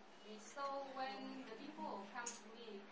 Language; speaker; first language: English; non-native, learner; Vietnamese